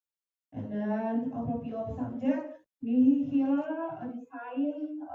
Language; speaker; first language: English; non-native, learner; Indonesian